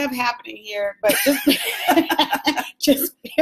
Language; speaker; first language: English; native; English